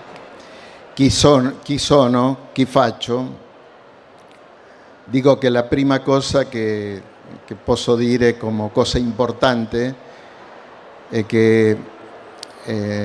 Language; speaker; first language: Italian; non-native, learner; Spanish